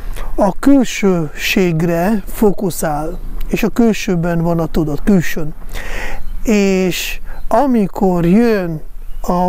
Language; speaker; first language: Hungarian; non-native, fluent; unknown